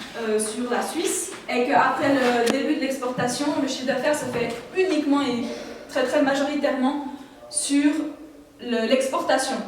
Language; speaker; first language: French; native; French